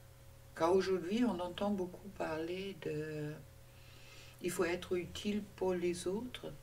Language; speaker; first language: French; non-native, fluent; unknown